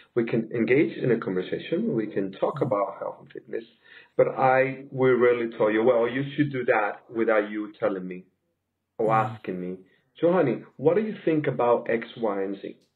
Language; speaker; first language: English; native; English